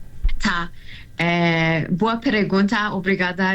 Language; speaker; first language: Portuguese; non-native, learner; Persian